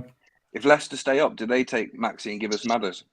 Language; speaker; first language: English; native; English